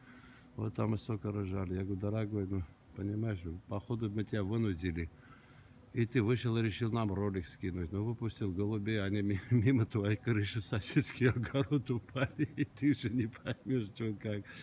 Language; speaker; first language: Russian; native; Russian